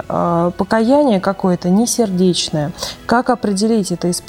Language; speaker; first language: Russian; native; Russian